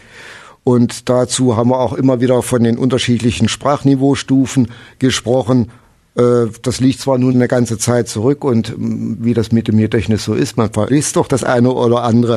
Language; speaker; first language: German; native; German